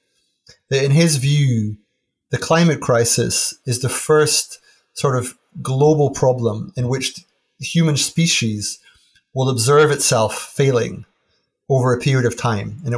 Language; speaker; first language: English; native; English